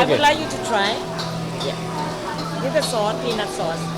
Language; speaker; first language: English; non-native, learner; Thai